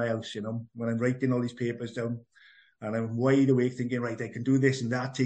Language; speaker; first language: English; native; English